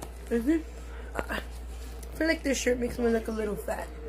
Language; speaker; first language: English; early bilingual, other home language; Spanish